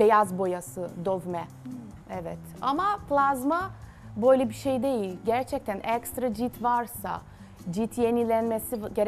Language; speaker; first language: Turkish; non-native, learner; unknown